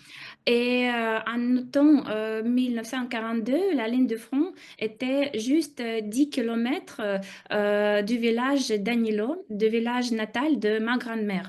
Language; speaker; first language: French; non-native, fluent; Russian